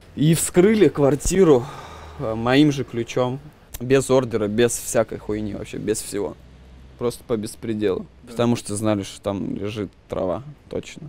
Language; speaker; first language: Russian; native; Russian